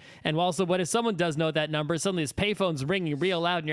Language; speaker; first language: English; native; English